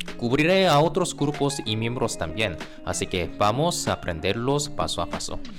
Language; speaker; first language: Spanish; non-native, fluent; Korean